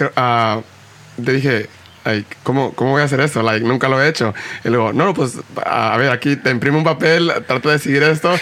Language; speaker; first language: Spanish; early bilingual, heritage; Spanish